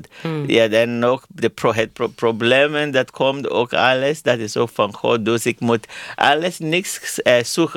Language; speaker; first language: Dutch; non-native, learner; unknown